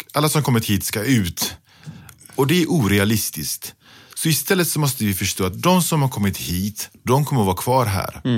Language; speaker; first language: Swedish; early bilingual, other home language; Pashto